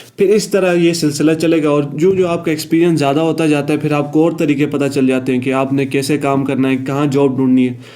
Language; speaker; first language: Urdu; non-native, local second language; Punjabi